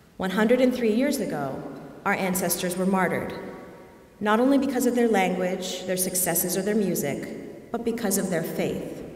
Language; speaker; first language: English; native; English